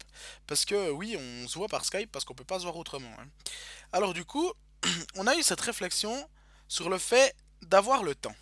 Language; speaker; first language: French; native; French